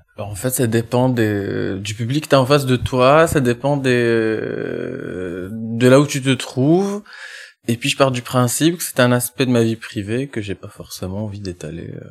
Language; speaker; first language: French; non-native, local second language; Arabic